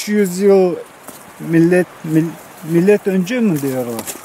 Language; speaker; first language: Turkish; non-native, learner; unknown